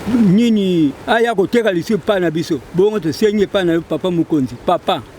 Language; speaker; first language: Lingala; non-native, local second language; Kongo